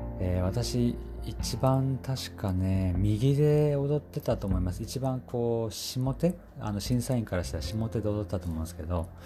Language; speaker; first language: Japanese; native; Japanese